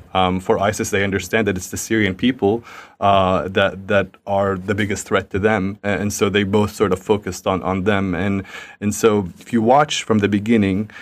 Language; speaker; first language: English; early bilingual, other home language; Arabic